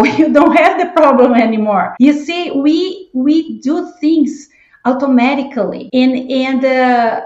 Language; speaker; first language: English; non-native, fluent; Portuguese